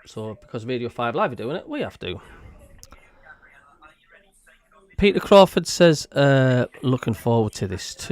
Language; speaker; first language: English; native; English